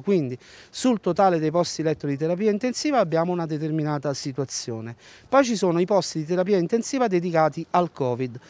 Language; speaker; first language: Italian; native; Italian